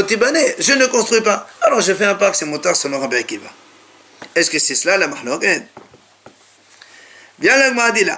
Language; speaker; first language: French; native; French